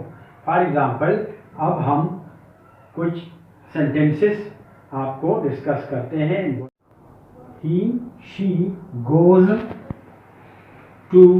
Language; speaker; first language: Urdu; native; Urdu